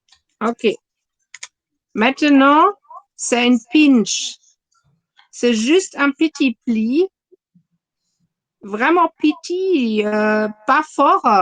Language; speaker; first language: French; non-native, fluent; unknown